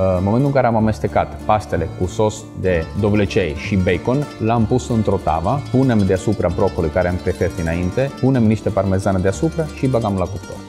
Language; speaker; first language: Romanian; non-native, fluent; Italian